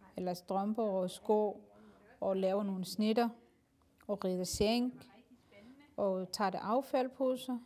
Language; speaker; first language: Danish; non-native, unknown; Somali